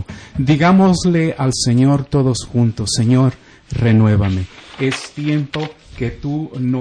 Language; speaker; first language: Spanish; native; Spanish